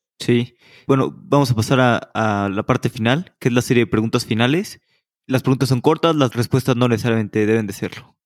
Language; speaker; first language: Spanish; native; Spanish